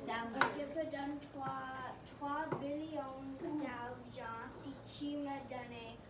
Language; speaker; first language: French; non-native, learner; English